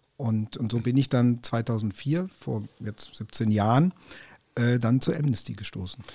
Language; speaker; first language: German; native; German